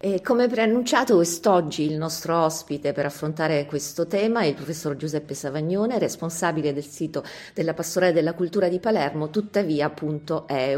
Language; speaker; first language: Italian; native; Italian